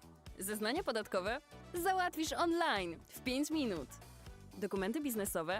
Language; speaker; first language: Polish; native; Polish